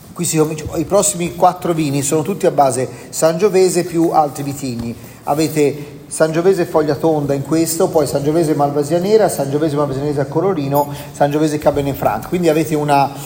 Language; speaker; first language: Italian; native; Italian